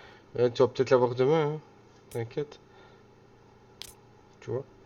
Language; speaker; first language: French; native; French